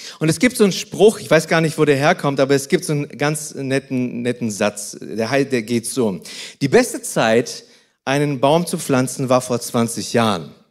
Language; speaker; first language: German; early bilingual, other home language; Russian